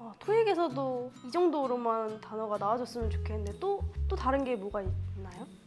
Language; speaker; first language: Korean; native; Korean